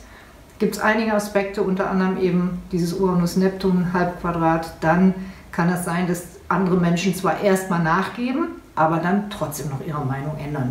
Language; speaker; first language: German; native; German